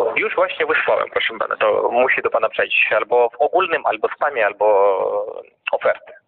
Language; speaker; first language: Polish; non-native, fluent; Russian